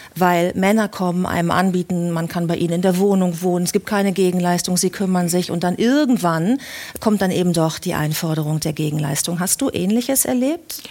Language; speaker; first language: German; native; German